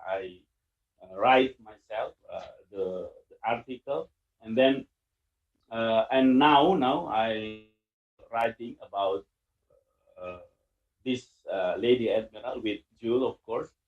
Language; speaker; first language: English; non-native, learner; Indonesian